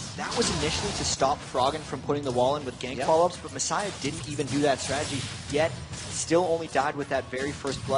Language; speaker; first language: English; native; English